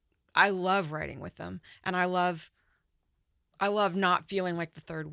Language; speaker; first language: English; native; English